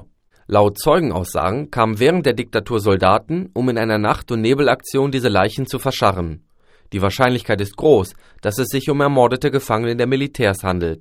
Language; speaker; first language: German; native; German